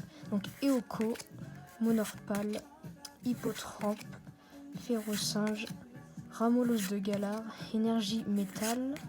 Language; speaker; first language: French; native; French